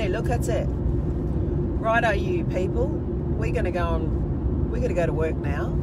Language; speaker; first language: English; native; English